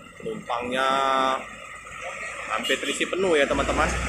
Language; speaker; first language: Indonesian; native; Indonesian